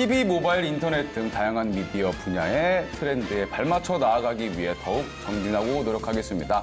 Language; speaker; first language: Korean; native; Korean